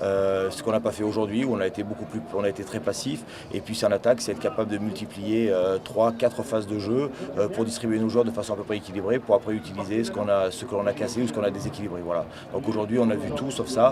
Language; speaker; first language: French; native; French